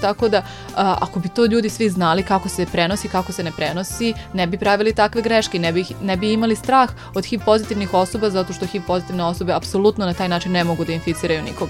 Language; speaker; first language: Serbian; native; Serbian